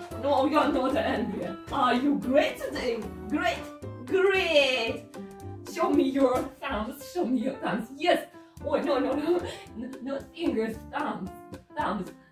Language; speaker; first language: English; non-native, fluent; Russian